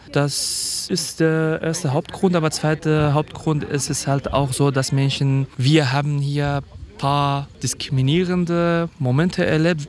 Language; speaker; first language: German; non-native, fluent; Kurdish